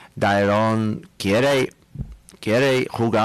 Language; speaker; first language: Spanish; non-native, fluent; English